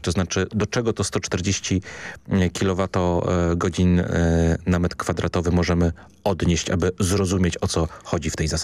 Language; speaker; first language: Polish; native; Polish